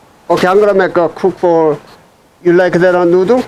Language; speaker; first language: English; non-native, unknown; Korean